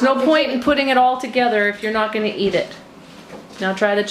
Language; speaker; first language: English; native; English